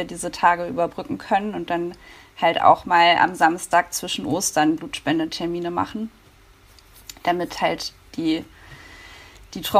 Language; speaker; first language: German; native; German